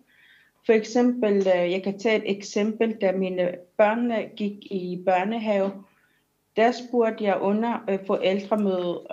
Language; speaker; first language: Danish; non-native, local second language; Kalaallisut